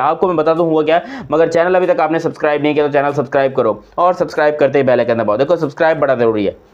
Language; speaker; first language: Urdu; native; Urdu